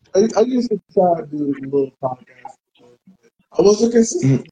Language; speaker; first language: English; native; English